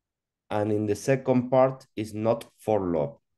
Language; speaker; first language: English; non-native, learner; Spanish